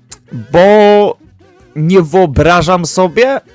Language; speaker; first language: Polish; native; Polish